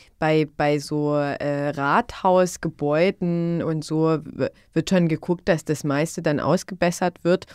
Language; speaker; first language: German; non-native, fluent; Bosnian